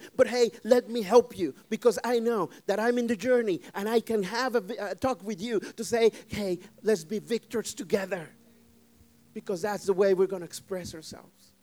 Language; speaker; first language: English; non-native, fluent; Spanish